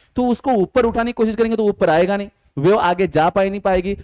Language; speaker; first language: Hindi; non-native, local second language; Marathi